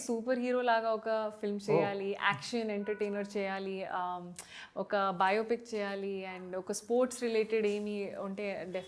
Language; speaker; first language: Telugu; non-native, local second language; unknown